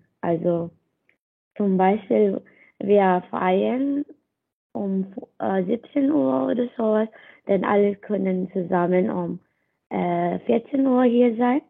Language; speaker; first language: German; non-native, learner; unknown